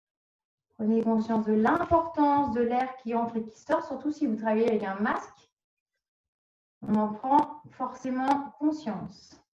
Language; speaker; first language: French; native; French